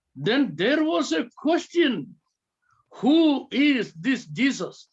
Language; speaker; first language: English; non-native, local second language; Malayalam